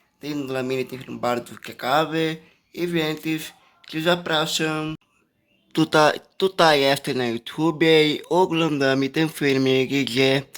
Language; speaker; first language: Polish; non-native, learner; Portuguese